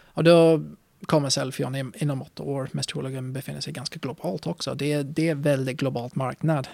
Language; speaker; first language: Swedish; non-native, fluent; English